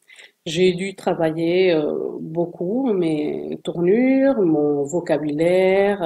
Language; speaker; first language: French; non-native, fluent; Spanish